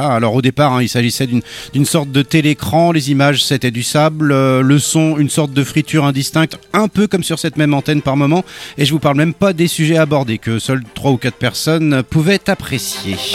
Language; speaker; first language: French; native; French